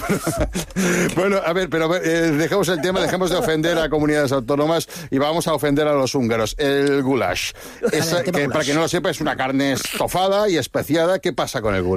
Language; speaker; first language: Spanish; native; Spanish